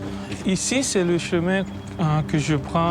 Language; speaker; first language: French; non-native, local second language; Haitian Creole